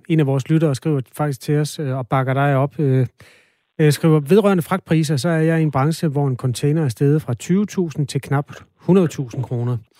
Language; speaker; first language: Danish; native; Danish